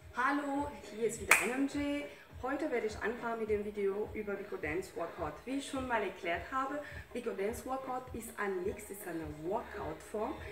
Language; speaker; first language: German; non-native, fluent; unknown